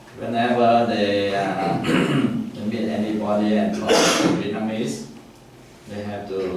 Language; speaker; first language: English; non-native, fluent; Vietnamese